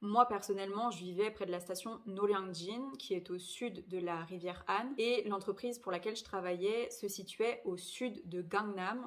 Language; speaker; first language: French; native; French